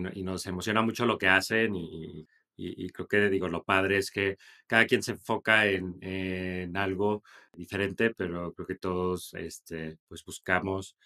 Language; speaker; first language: Spanish; native; Spanish